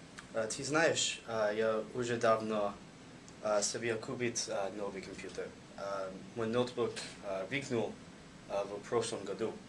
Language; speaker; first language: Russian; non-native, learner; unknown